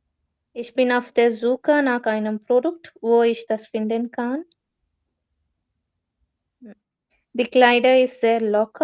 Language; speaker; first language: German; non-native, learner; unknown